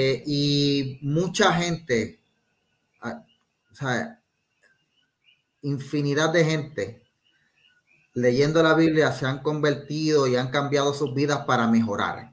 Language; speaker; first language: Spanish; native; Spanish